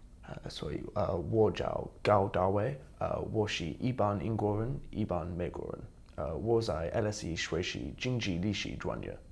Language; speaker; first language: Chinese; non-native, learner; English